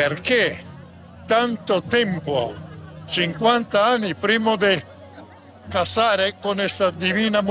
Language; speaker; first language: Italian; non-native, learner; Croatian